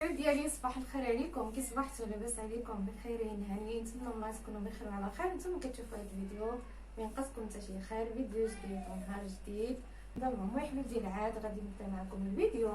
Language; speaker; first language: Arabic; native; Arabic